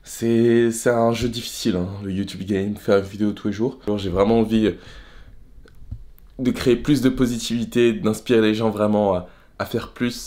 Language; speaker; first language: French; native; French